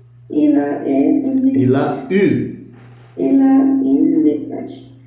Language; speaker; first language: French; non-native, learner; Portuguese